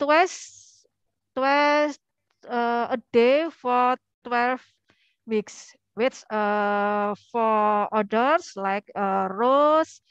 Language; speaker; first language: English; non-native, learner; Indonesian